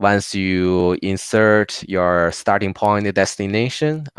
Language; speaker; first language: English; non-native, fluent; Chinese